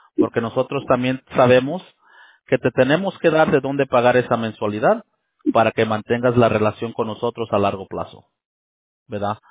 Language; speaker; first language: Spanish; early bilingual, heritage; Spanish